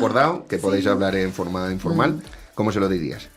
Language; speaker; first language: Spanish; native; Spanish